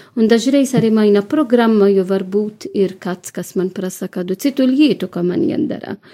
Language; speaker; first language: Latvian; non-native, learner; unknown